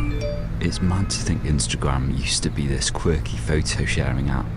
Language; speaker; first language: English; native; English